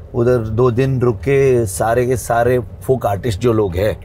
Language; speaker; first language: Hindi; non-native, local second language; Kannada